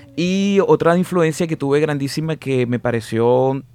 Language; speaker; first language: Spanish; native; Spanish